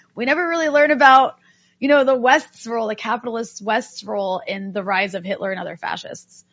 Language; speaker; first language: English; native; English